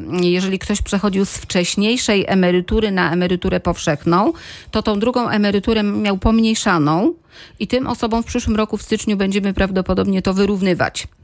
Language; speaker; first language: Polish; native; Polish